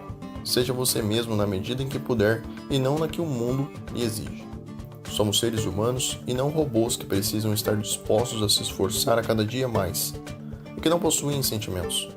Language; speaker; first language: Portuguese; native; Portuguese